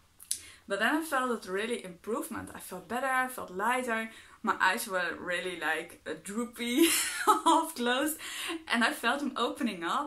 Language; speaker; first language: English; non-native, fluent; Dutch